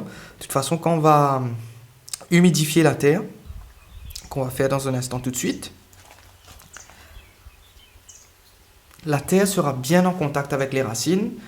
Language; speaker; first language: French; native; French